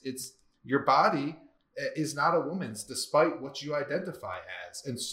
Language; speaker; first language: English; native; English